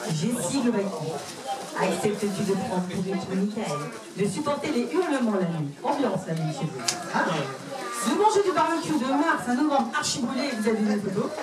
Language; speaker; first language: French; native; French